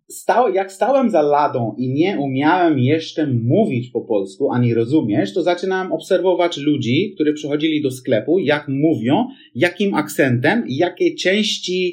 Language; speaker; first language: Polish; non-native, fluent; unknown